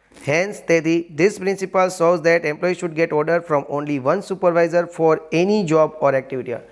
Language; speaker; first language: English; non-native, local second language; Gujarati